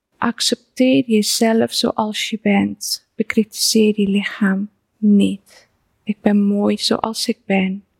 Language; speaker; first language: Dutch; early bilingual, other home language; Persian